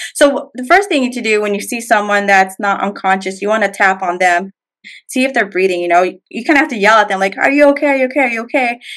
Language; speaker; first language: English; native; English